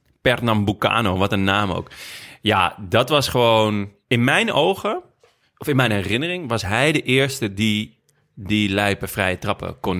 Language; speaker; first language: Dutch; native; Dutch